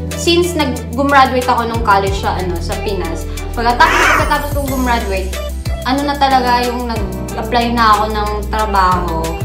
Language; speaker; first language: Filipino; native; Filipino